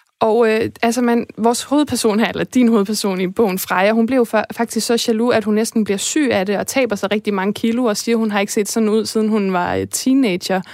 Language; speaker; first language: Danish; native; Danish